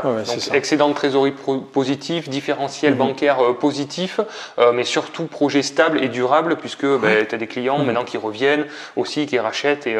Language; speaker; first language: French; native; French